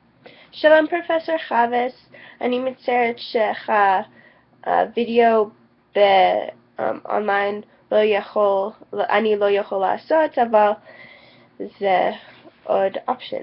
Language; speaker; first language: Hebrew; non-native, learner; English